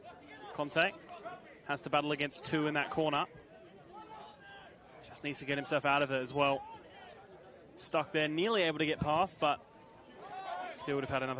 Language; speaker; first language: English; native; English